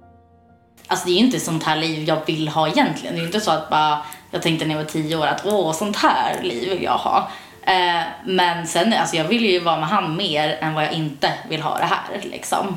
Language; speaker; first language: Swedish; native; Swedish